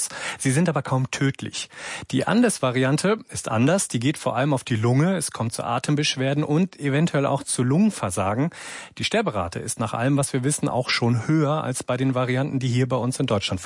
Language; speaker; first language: German; native; German